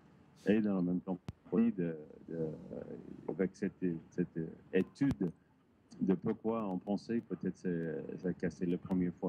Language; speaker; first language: French; non-native, learner; English